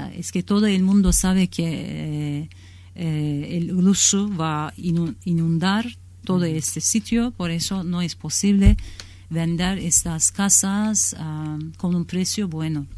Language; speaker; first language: Spanish; non-native, learner; Kurdish